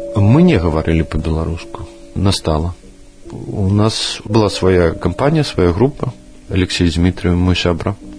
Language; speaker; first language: Belarusian; non-native, local second language; Russian